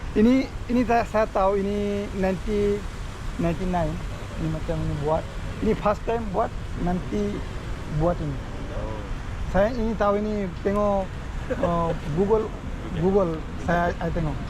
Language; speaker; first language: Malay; non-native, learner; Bangla